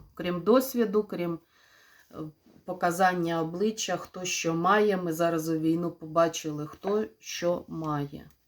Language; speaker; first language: Ukrainian; non-native, local second language; Russian